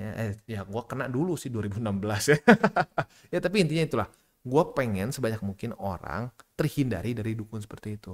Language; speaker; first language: Indonesian; native; Indonesian